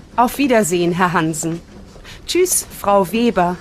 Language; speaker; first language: German; non-native, learner; Bangla